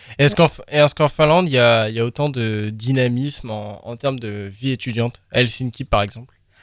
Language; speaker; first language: French; native; French